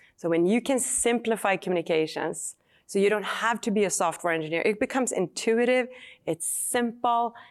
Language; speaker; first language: English; non-native, fluent; Swedish